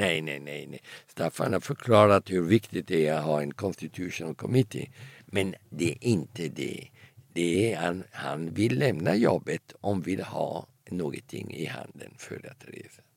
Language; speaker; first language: Swedish; early bilingual, heritage; Italian